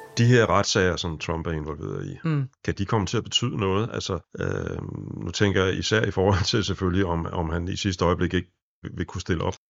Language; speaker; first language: Danish; native; Danish